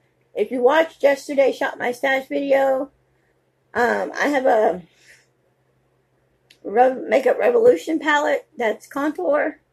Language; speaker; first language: English; native; English